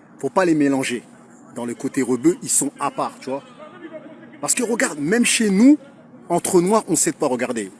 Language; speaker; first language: French; early bilingual, other home language; Lingala